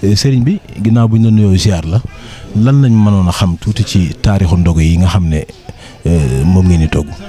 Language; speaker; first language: Wolof; native; Wolof